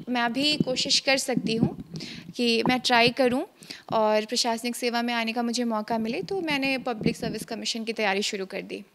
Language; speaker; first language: Hindi; native; Hindi